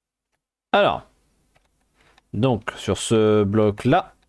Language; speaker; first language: French; native; French